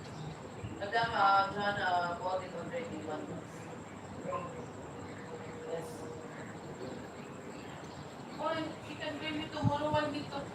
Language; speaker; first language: English; non-native, learner; Filipino